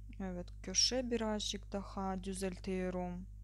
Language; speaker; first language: Turkish; non-native, learner; Russian